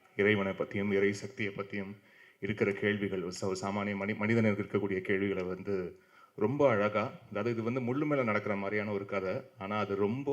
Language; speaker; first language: Tamil; native; Tamil